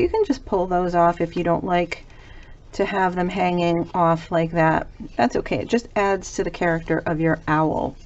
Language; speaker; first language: English; native; English